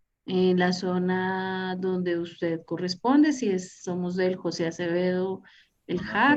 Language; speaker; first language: Spanish; native; Spanish